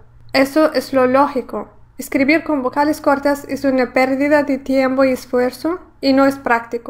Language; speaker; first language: Spanish; non-native, fluent; Arabic